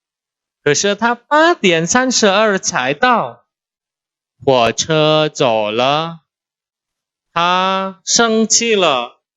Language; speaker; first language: Chinese; non-native, fluent; Indonesian